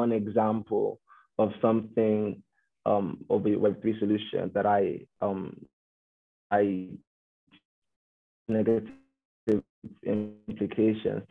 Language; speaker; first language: English; non-native, local second language; Yoruba